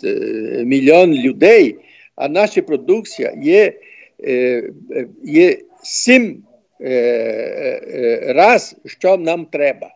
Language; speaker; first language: Ukrainian; early bilingual, heritage; Ukrainian